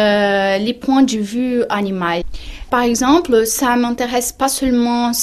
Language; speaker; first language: French; non-native, fluent; Portuguese